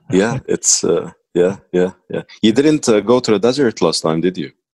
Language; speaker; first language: English; non-native, fluent; Arabic